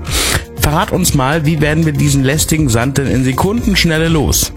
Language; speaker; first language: German; native; German